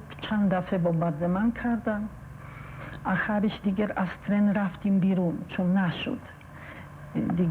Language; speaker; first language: Persian; non-native, fluent; Polish